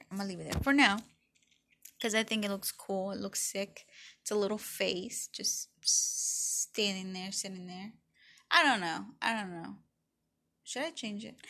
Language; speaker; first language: English; early bilingual, other home language; Spanish